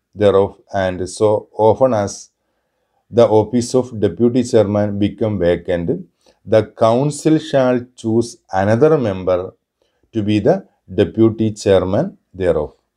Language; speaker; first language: English; non-native, local second language; Malayalam